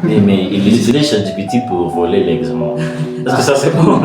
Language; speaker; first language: French; non-native, learner; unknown